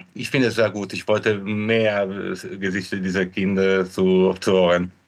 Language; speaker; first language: German; non-native, learner; Italian